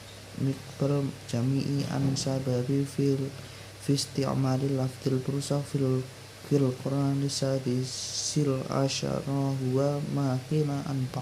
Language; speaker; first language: Arabic; non-native, learner; Indonesian